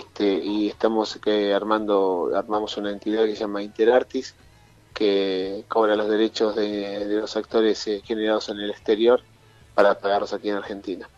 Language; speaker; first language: Spanish; native; Spanish